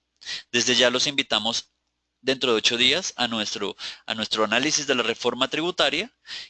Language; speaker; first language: Spanish; native; Spanish